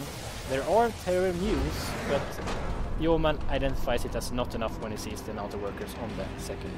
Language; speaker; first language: English; non-native, fluent; Swedish